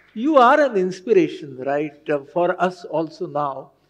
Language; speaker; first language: English; non-native, local second language; Marathi